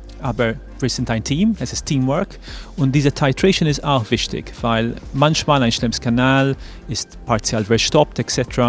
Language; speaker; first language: German; non-native, fluent; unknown